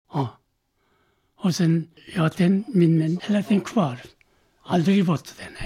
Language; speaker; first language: Swedish; non-native, learner; Korean